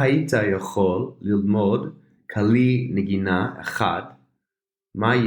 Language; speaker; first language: Hebrew; non-native, fluent; English